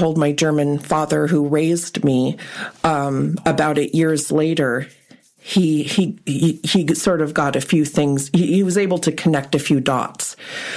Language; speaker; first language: English; early bilingual, other home language; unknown